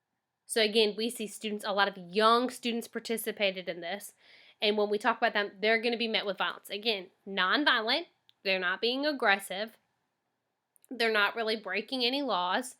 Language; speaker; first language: English; native; English